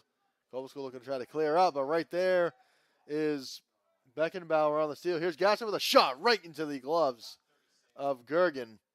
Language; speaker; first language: English; native; English